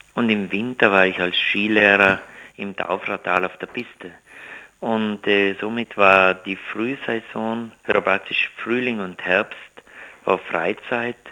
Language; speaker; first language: German; native; German